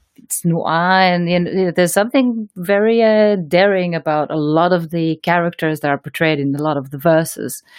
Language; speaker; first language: English; non-native, fluent; Hebrew